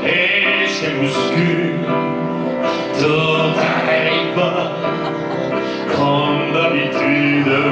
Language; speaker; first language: French; non-native, fluent; Italian